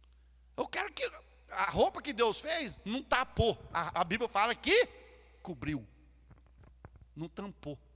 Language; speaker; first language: Portuguese; native; Portuguese